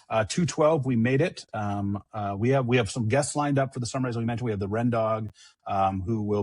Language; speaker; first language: English; native; English